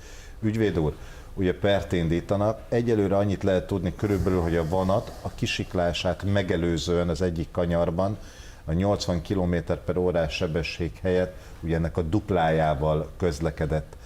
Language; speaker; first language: Hungarian; native; Hungarian